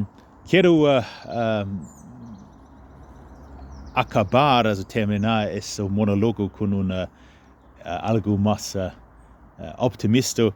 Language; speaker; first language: Spanish; non-native, fluent; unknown